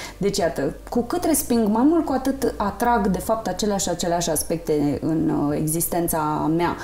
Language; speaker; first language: Romanian; native; Romanian